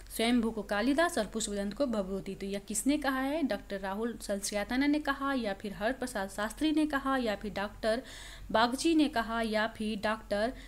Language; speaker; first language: Hindi; native; Hindi